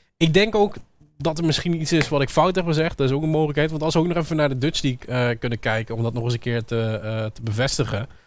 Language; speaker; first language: Dutch; native; Dutch